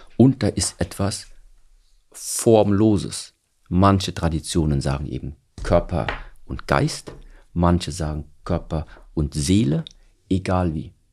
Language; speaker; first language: German; early bilingual, other home language; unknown